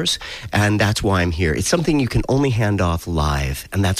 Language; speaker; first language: English; native; English